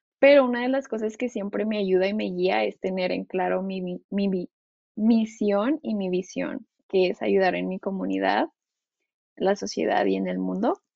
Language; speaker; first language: Spanish; native; Spanish